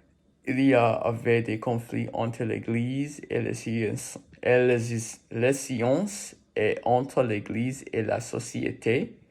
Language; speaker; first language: French; non-native, learner; English